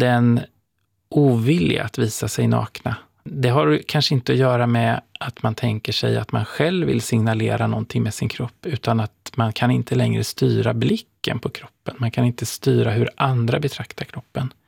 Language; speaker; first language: Swedish; native; Swedish